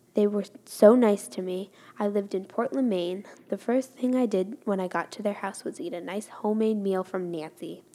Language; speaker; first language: English; non-native, fluent; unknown